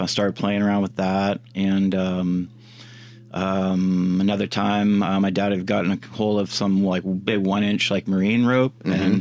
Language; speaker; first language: English; native; English